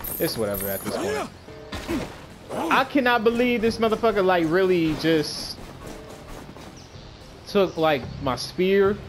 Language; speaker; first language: English; native; English